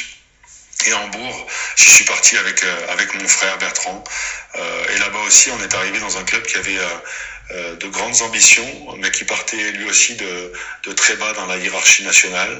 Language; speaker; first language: French; native; French